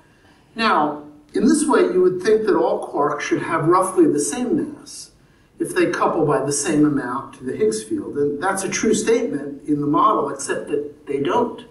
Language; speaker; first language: English; native; English